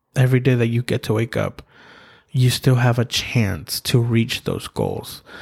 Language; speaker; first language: English; early bilingual, other home language; Spanish